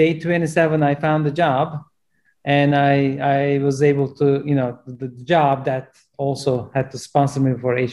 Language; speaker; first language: English; non-native, fluent; Turkish